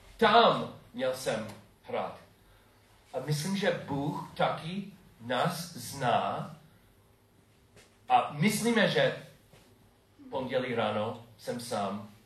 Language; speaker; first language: Czech; non-native, fluent; English